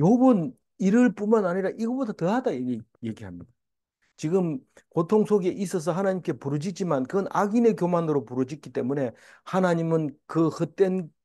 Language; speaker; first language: Korean; native; Korean